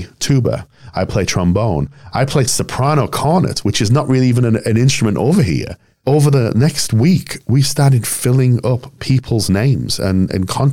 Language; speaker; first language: English; native; English